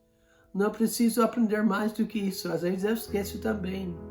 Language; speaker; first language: Portuguese; non-native, fluent; English